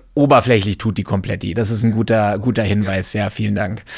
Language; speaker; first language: German; native; German